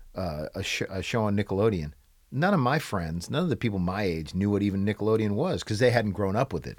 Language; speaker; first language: English; native; English